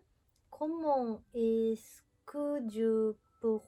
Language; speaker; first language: French; non-native, learner; Japanese